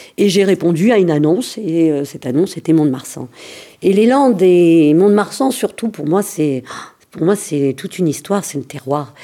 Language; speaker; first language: French; early bilingual, other home language; Arabic